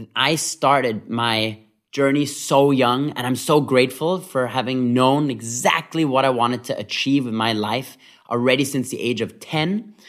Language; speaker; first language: English; early bilingual, other home language; Hebrew